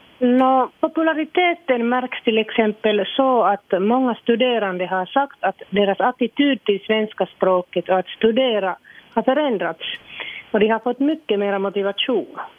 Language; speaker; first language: Swedish; non-native, local second language; Finnish